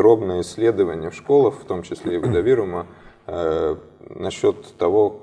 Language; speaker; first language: Russian; native; Russian